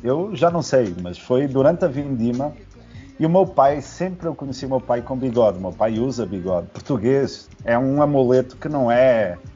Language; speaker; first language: Portuguese; native; Portuguese